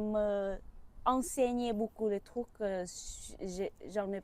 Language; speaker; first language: French; non-native, learner; Vietnamese